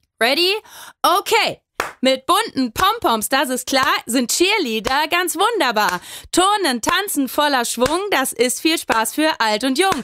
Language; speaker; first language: German; native; German